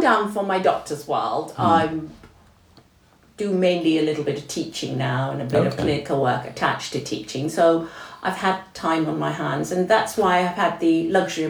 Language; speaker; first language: English; non-native, local second language; Tamil